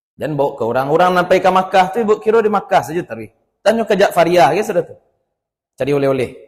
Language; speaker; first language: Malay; non-native, local second language; Minangkabau